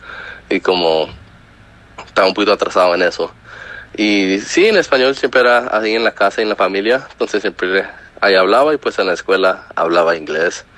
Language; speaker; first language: Spanish; early bilingual, heritage; Spanish